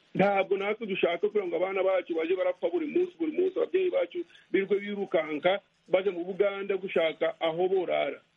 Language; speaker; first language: Kinyarwanda; native; Kinyarwanda